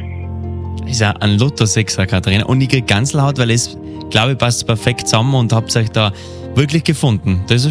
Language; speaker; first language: German; native; German